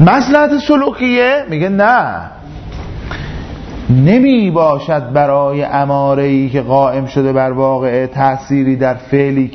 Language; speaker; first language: Persian; native; Persian